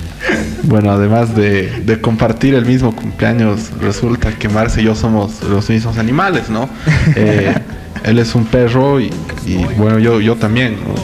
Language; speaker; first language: Spanish; native; Spanish